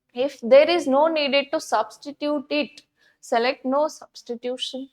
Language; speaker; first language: English; non-native, local second language; Kannada